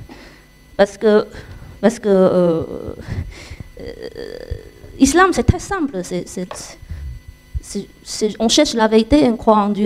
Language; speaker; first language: French; non-native, learner; Chinese